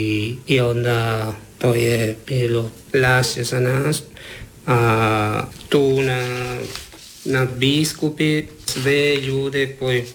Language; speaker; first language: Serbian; non-native, learner; Spanish